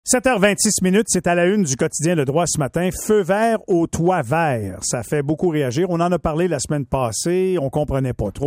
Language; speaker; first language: French; native; French